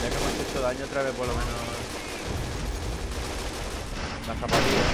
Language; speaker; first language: Spanish; native; Spanish